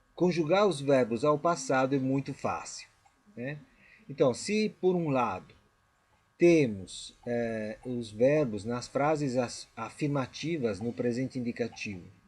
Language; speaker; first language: Portuguese; non-native, fluent; Italian